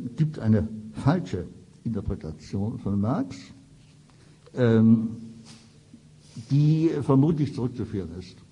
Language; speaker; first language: German; native; German